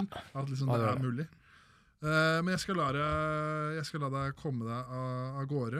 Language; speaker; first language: Norwegian; native; Norwegian